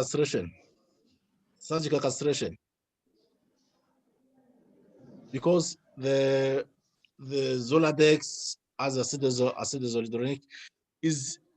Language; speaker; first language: English; non-native, learner; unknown